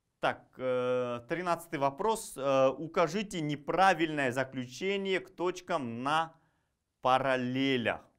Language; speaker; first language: Russian; non-native, local second language; Kazakh